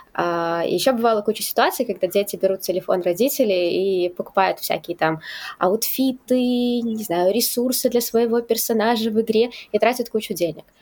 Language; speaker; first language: Russian; native; Russian